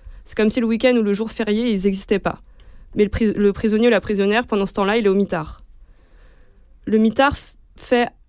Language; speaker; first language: French; native; French